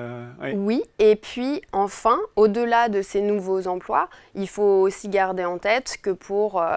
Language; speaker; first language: French; native; French